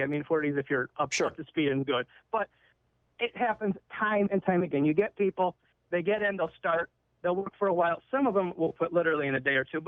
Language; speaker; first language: English; native; English